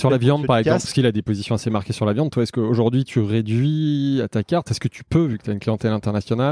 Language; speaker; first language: French; native; French